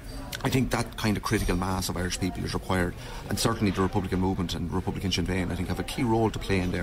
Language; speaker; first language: English; native; English